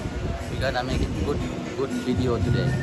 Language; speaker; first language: English; non-native, learner; Indonesian